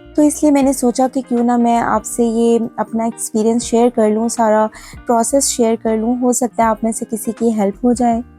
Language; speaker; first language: Urdu; native; Urdu